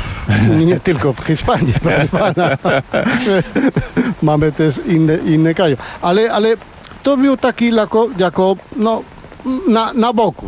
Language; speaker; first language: Polish; non-native, learner; Spanish